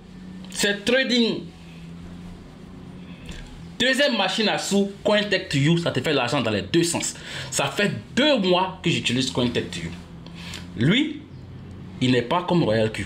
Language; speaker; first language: French; native; French